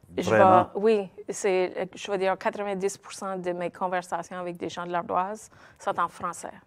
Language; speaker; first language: French; native; French